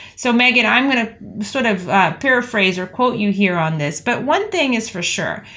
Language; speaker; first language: English; native; English